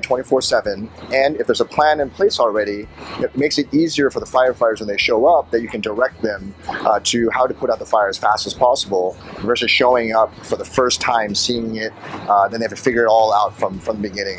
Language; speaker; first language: English; native; English